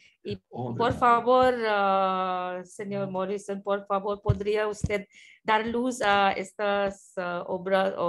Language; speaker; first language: Spanish; non-native, fluent; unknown